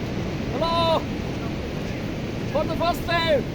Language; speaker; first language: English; non-native, learner; Bangla